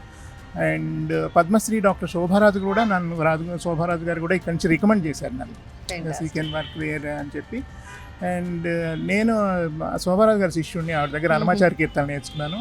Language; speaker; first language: Telugu; native; Telugu